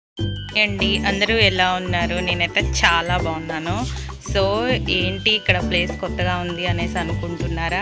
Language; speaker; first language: Telugu; native; Telugu